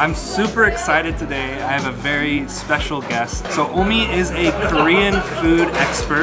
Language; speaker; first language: English; non-native, fluent; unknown